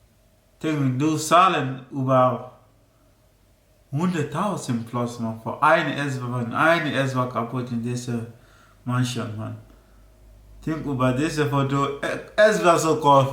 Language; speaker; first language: German; non-native, learner; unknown